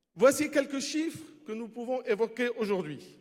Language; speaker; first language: French; non-native, local second language; Arabic